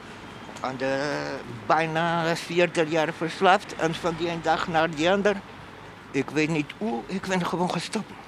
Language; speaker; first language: Dutch; non-native, fluent; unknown